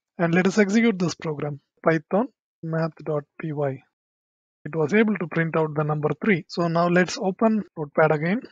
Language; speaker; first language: English; non-native, local second language; Tamil